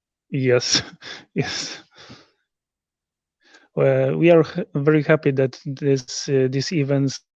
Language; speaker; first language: English; non-native, learner; Polish